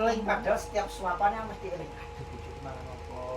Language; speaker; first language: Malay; non-native, local second language; Javanese